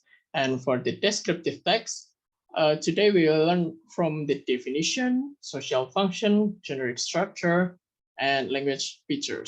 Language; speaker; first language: English; non-native, fluent; Indonesian